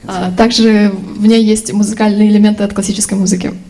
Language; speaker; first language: Russian; native; Russian